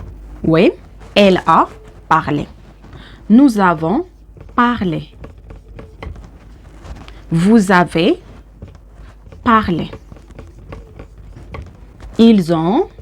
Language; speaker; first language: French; non-native, fluent; Amharic